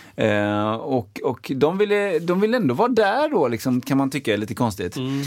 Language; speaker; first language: Swedish; native; Swedish